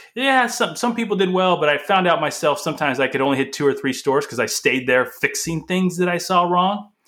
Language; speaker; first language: English; early bilingual, other home language; Portuguese